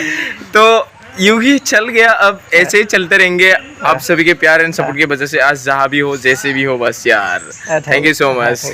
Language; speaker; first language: Hindi; non-native, local second language; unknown